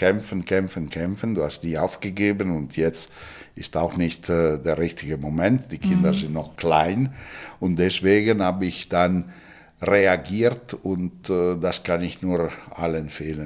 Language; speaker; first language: German; non-native, fluent; Italian